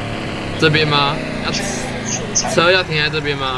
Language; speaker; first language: Chinese; native; Chinese